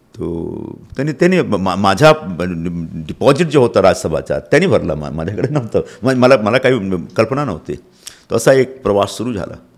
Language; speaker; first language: Marathi; non-native, local second language; Hindi